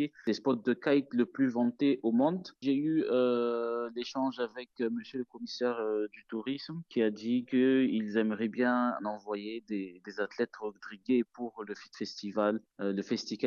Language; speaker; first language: French; non-native, local second language; Malagasy